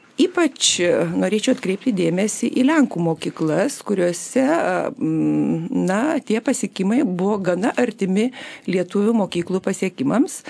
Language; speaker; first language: Lithuanian; native; Lithuanian